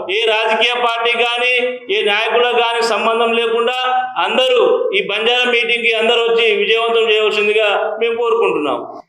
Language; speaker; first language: Telugu; non-native, local second language; Lambadi